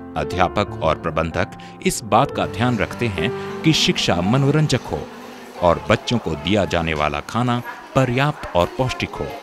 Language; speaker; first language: Hindi; native; Hindi